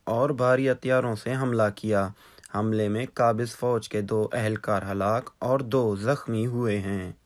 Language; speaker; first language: Urdu; non-native, local second language; Baluchi